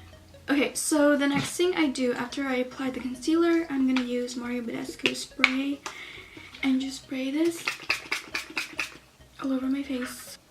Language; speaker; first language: English; native; English